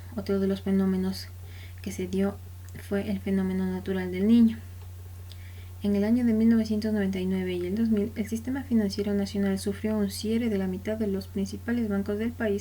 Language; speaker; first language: Spanish; native; Spanish